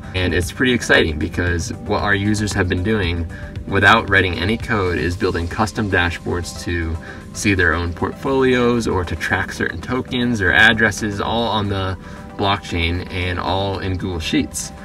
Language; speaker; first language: English; native; English